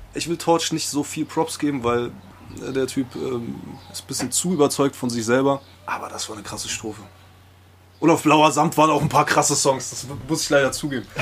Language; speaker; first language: German; early bilingual, other home language; Spanish